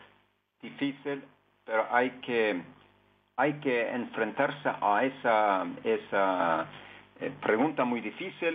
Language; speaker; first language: Spanish; non-native, fluent; Norwegian